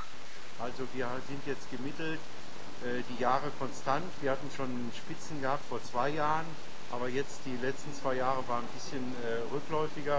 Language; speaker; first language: German; native; German